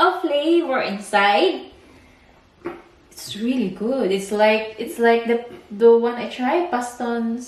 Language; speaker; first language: English; non-native, learner; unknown